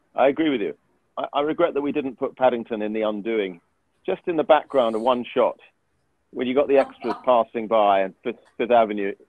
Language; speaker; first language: English; native; English